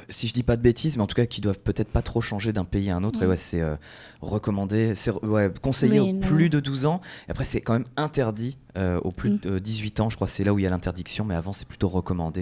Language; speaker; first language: French; native; French